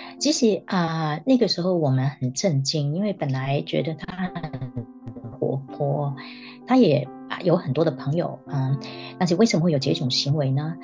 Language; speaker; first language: Chinese; non-native, local second language; Cantonese